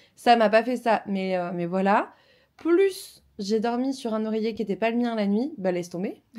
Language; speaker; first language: French; native; French